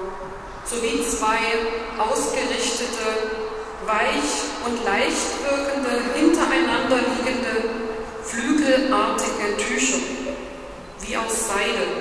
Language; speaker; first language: German; native; German